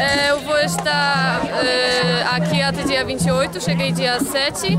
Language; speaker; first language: Portuguese; non-native, fluent; Polish